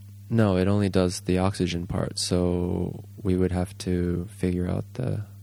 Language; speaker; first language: English; native; English